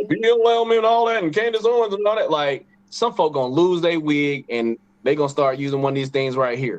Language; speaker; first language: English; native; English